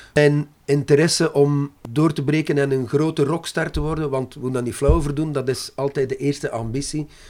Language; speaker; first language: Dutch; non-native, local second language; French